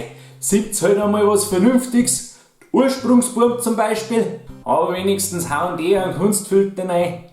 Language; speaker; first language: German; native; German